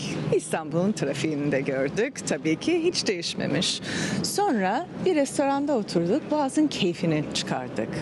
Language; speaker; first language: Turkish; early bilingual, heritage; Turkish